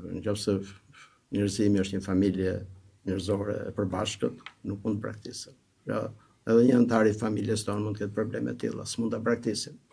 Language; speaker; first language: Albanian; native; Albanian